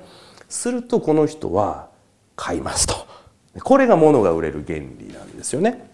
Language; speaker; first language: Japanese; native; Japanese